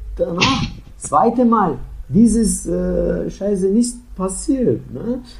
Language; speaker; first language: German; non-native, learner; Turkish